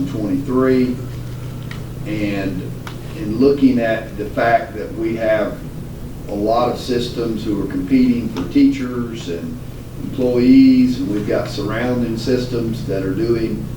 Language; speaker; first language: English; native; English